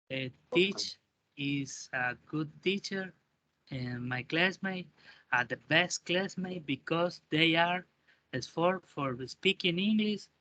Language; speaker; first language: English; non-native, learner; Spanish